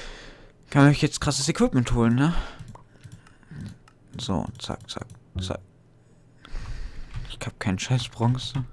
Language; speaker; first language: German; native; German